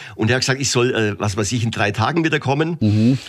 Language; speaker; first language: German; native; German